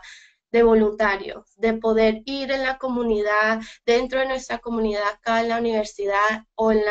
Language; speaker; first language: Spanish; early bilingual, heritage; Spanish